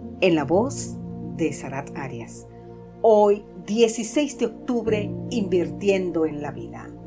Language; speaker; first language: Spanish; native; Spanish